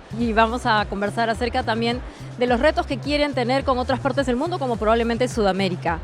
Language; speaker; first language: Spanish; native; Spanish